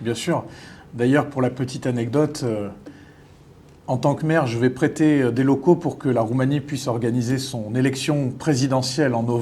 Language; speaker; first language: French; native; French